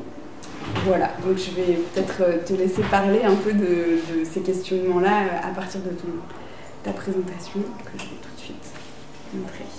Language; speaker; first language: French; native; French